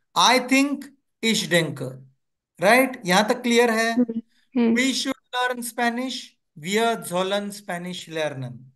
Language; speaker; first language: English; non-native, local second language; Hindi